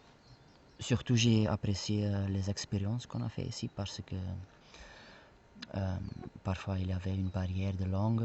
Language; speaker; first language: French; non-native, fluent; Spanish